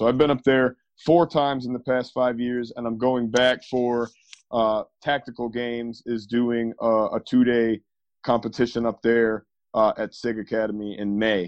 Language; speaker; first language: English; native; English